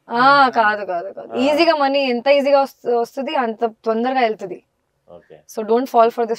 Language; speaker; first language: Telugu; non-native, local second language; Hindi